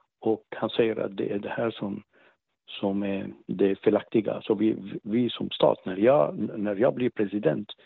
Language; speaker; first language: Swedish; non-native, fluent; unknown